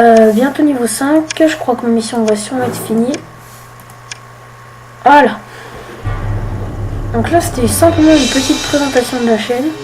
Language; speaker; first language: French; native; French